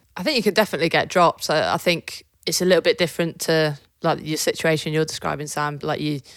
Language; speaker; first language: English; native; English